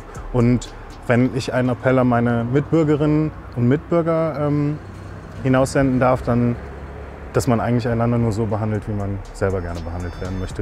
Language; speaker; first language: German; native; German